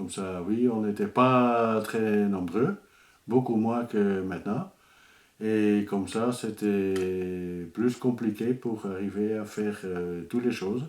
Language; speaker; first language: French; non-native, fluent; Dutch